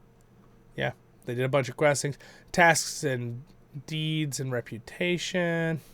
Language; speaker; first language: English; native; English